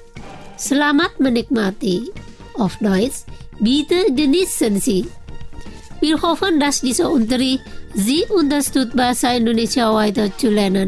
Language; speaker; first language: German; non-native, fluent; Indonesian